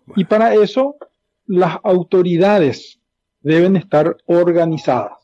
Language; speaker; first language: Spanish; native; Spanish